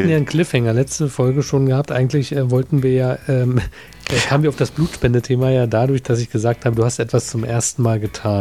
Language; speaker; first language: German; native; German